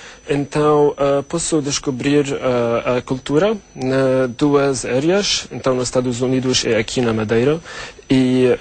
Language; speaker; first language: Portuguese; non-native, learner; Arabic